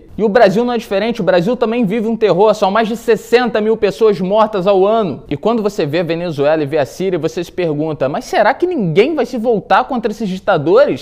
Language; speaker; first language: Portuguese; native; Portuguese